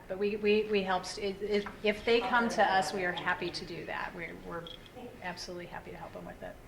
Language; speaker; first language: English; native; English